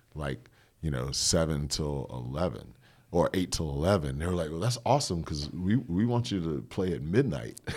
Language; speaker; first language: English; native; English